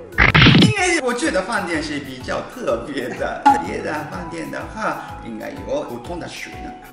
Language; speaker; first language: Chinese; non-native, learner; Japanese